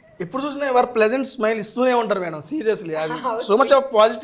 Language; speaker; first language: Telugu; native; Telugu